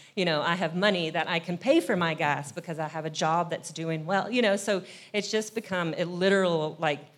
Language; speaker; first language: English; native; English